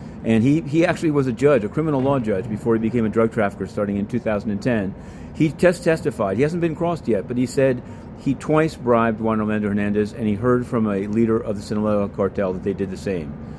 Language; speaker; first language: English; native; English